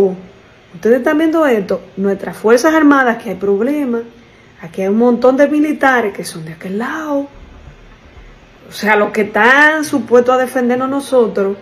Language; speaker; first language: Spanish; native; Spanish